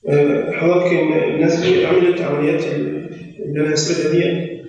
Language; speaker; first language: Arabic; native; Arabic